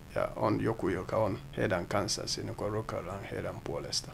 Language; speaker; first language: Finnish; non-native, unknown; Akan